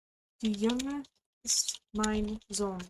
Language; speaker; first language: German; non-native, learner; English